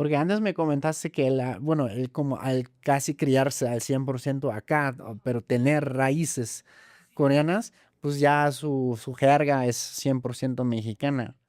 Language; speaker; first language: Spanish; non-native, fluent; German